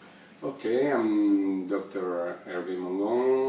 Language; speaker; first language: English; non-native, learner; French